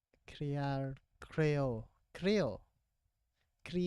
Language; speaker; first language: Spanish; non-native, learner; English